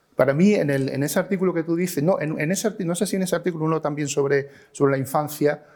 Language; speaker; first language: Spanish; native; Spanish